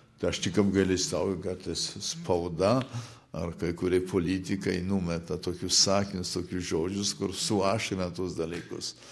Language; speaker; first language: Lithuanian; early bilingual, heritage; Lithuanian